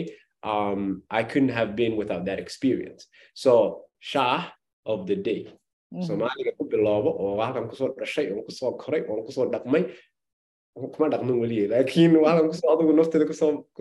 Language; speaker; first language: English; non-native, fluent; Somali